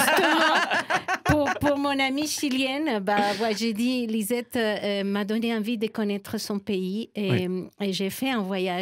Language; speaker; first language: French; non-native, fluent; Spanish